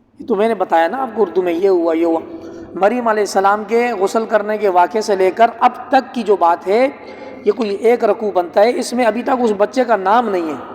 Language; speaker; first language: Urdu; non-native, local second language; Punjabi